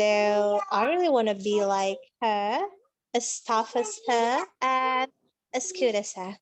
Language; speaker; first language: English; non-native, fluent; Indonesian